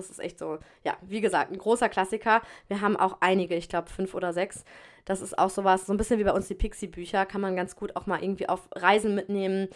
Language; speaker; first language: German; native; German